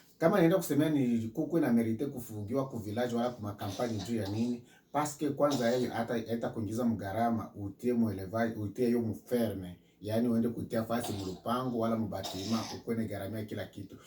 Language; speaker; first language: Swahili; native; Swahili